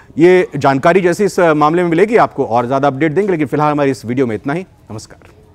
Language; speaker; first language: Hindi; native; Hindi